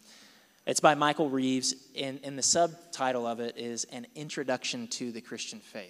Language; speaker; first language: English; native; English